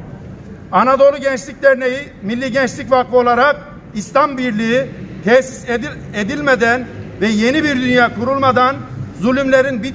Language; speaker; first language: Turkish; native; Turkish